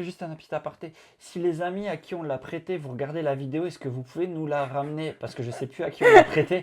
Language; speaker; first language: French; native; French